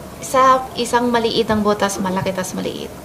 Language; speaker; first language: Filipino; non-native, learner; Chinese